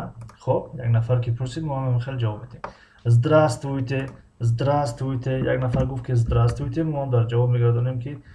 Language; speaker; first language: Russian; non-native, fluent; Tajik